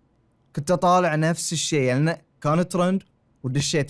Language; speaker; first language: Arabic; native; Arabic